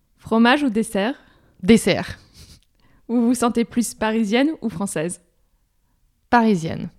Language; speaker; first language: French; native; French